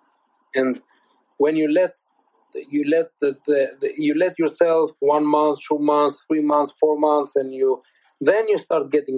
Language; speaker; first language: English; non-native, fluent; Albanian